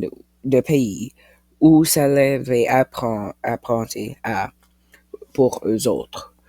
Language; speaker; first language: French; non-native, local second language; English